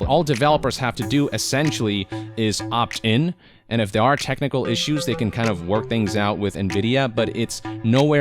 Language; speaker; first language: English; native; English